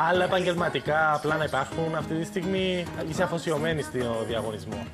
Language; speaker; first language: Greek; native; Greek